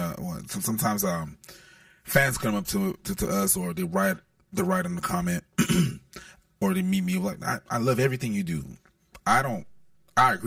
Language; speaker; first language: English; non-native, fluent; French